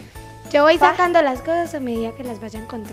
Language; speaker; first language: Spanish; native; Spanish